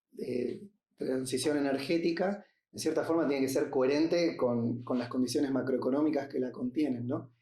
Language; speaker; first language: Spanish; native; Spanish